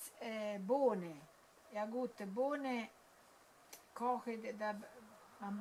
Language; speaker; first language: German; non-native, learner; Italian